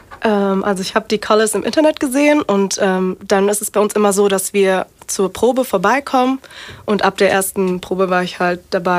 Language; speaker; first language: German; native; German